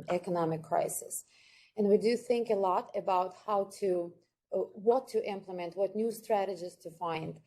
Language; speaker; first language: English; non-native, fluent; Ukrainian